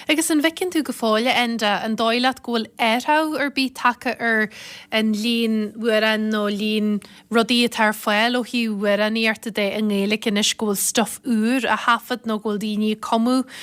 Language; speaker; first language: Irish; native; Irish